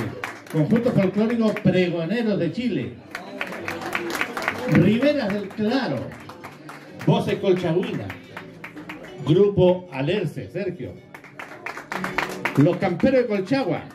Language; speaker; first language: Spanish; native; Spanish